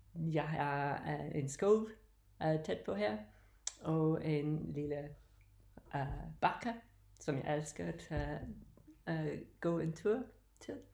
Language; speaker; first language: Danish; non-native, learner; English